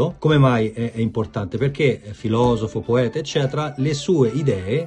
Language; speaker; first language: Italian; native; Italian